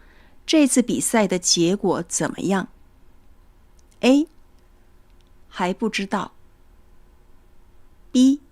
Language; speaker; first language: Chinese; native; Chinese